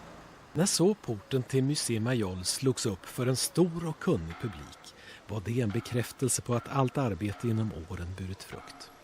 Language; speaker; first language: Swedish; native; Swedish